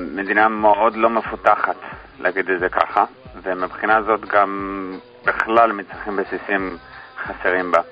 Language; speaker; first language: Hebrew; early bilingual, heritage; Hebrew